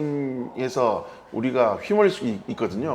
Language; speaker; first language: Korean; native; Korean